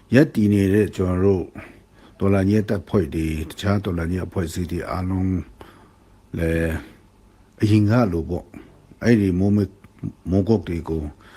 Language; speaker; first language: Burmese; non-native, local second language; Kachin